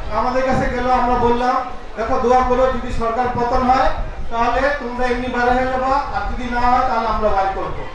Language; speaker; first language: Bangla; non-native, local second language; Urdu